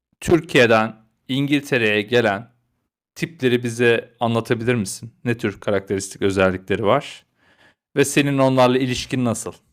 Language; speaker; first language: Turkish; native; Turkish